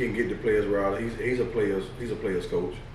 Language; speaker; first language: English; native; English